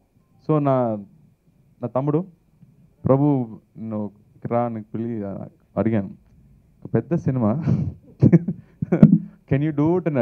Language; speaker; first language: Telugu; non-native, learner; Tamil